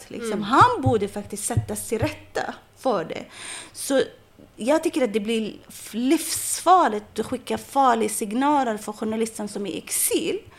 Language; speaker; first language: Swedish; non-native, fluent; Arabic